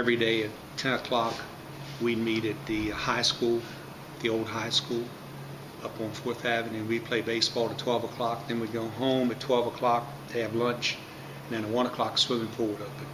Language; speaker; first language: English; native; English